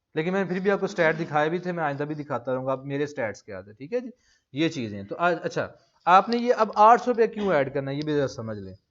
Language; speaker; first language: Urdu; non-native, local second language; Punjabi